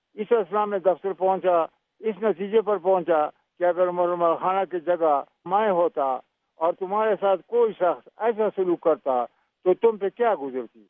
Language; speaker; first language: Urdu; non-native, local second language; Pashto